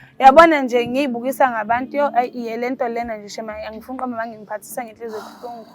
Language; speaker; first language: Zulu; native; Zulu